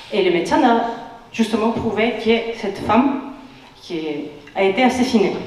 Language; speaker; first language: French; non-native, fluent; Spanish